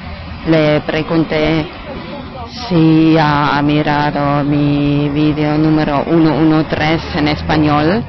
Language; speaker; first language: Spanish; non-native, fluent; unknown